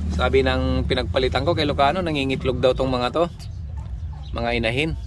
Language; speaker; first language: Filipino; non-native, local second language; Iloko